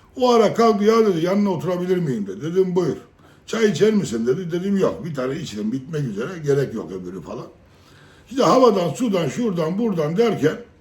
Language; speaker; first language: Turkish; native; Turkish